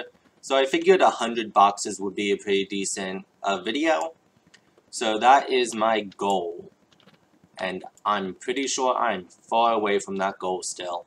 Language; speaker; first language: English; native; English